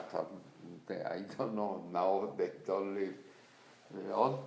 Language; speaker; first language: English; non-native, learner; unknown